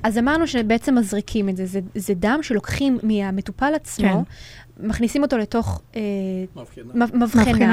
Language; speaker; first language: Hebrew; native; Hebrew